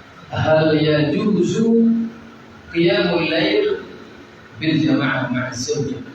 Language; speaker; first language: Arabic; non-native, fluent; Indonesian